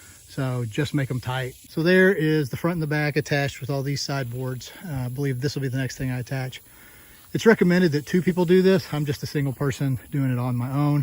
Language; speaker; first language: English; native; English